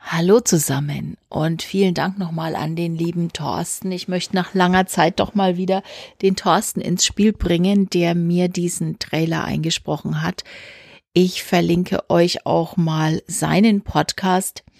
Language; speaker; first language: German; native; German